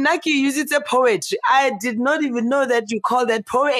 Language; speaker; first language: English; non-native, local second language; Zulu